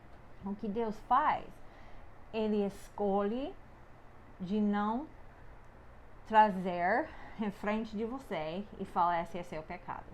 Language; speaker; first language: Portuguese; non-native, fluent; English